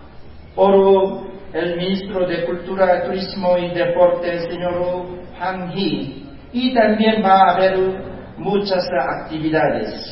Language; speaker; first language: Spanish; non-native, fluent; Korean